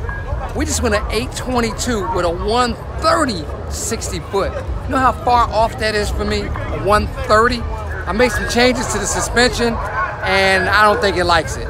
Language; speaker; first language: English; native; English